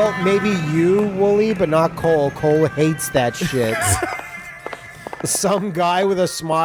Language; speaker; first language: English; native; English